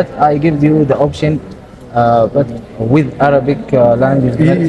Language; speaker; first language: English; non-native, learner; Arabic